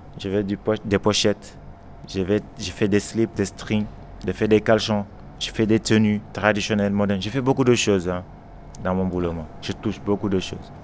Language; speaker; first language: French; non-native, local second language; Wolof